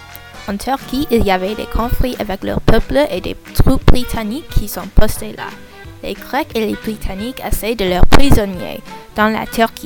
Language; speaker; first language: French; non-native, learner; English